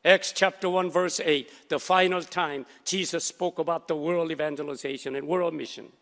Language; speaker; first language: English; non-native, fluent; Korean